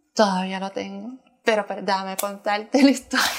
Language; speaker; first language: Spanish; native; Spanish